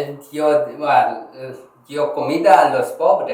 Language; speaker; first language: Spanish; non-native, learner; Korean